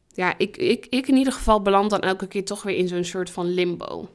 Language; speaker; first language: Dutch; early bilingual, other home language; Spanish